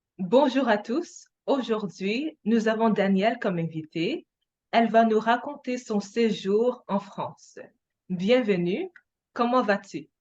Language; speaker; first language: French; non-native, fluent; English